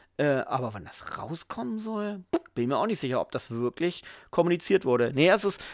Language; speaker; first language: German; native; German